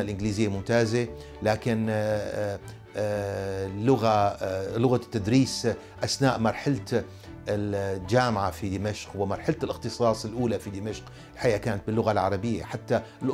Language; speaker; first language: Arabic; native; Arabic